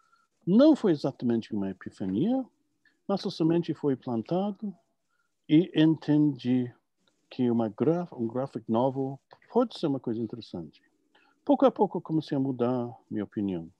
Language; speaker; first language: Portuguese; non-native, fluent; English